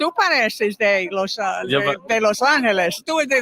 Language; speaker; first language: Spanish; non-native, learner; English